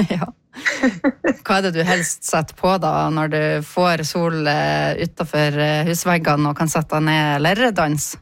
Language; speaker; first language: Norwegian; native; Norwegian